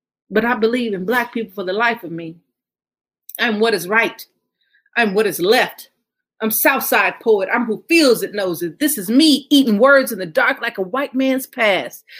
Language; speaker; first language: English; early bilingual, other home language; Spanish